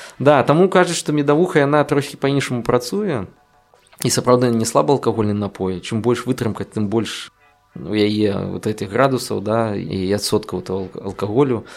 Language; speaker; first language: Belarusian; non-native, local second language; Russian